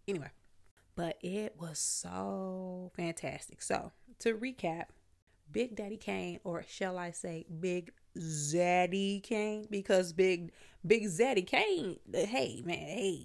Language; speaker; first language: English; native; English